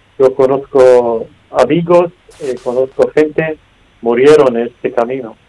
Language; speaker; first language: Spanish; non-native, learner; Arabic